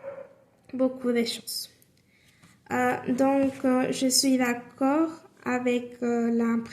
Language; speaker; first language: French; non-native, learner; Spanish